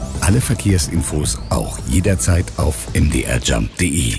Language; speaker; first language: German; native; German